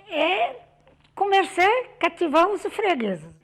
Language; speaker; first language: Portuguese; non-native, fluent; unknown